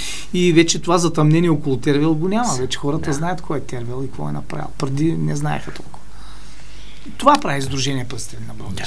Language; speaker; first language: Bulgarian; native; Bulgarian